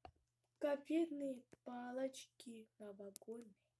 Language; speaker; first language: Russian; early bilingual, heritage; Russian